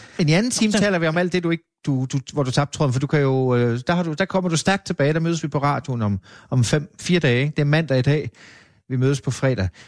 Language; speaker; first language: Danish; native; Danish